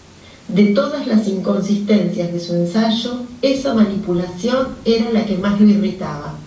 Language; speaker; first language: Spanish; native; Spanish